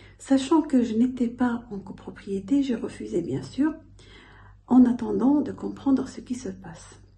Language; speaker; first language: French; non-native, local second language; Arabic